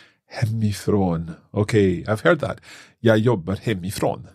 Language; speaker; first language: Swedish; non-native, learner; English